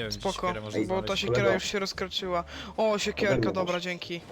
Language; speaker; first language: Polish; native; Polish